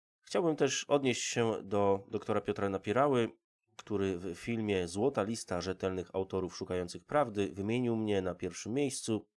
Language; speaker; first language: Polish; native; Polish